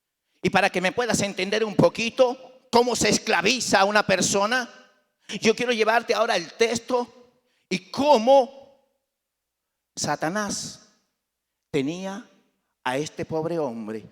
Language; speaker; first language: Spanish; native; Spanish